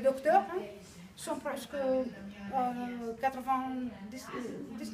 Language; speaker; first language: French; non-native, learner; Greek